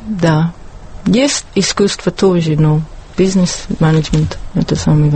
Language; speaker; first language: Russian; non-native, learner; English